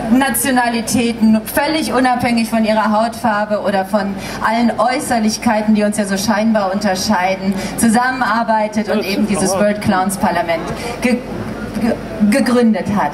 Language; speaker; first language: German; native; German